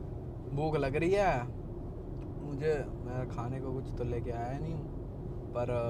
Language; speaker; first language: Hindi; native; Hindi